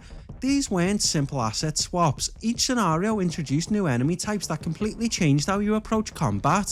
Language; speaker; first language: English; native; English